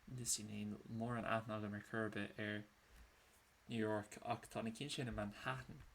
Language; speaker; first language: Irish; native; Irish